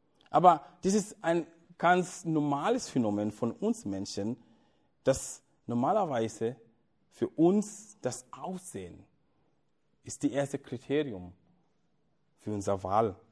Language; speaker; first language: German; non-native, fluent; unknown